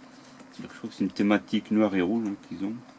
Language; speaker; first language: French; native; French